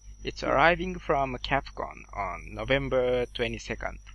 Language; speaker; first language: English; non-native, fluent; Japanese